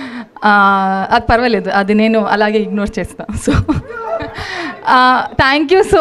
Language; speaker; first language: Telugu; non-native, local second language; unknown